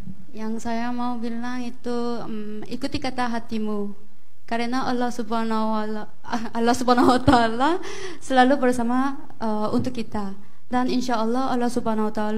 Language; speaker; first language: Indonesian; non-native, fluent; Korean